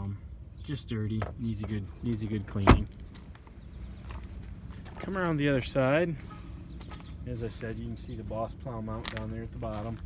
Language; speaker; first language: English; native; English